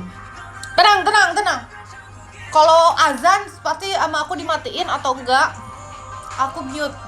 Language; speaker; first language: Indonesian; native; Indonesian